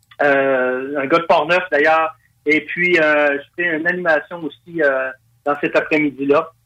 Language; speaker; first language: French; native; French